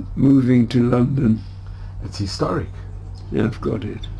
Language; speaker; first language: English; early bilingual, other home language; German